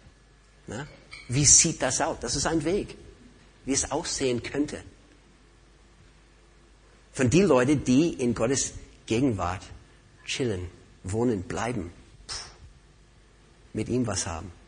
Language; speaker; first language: German; non-native, fluent; English